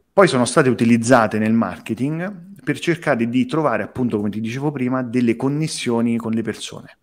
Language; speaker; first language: Italian; native; Italian